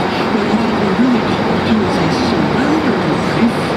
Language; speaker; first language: English; native; English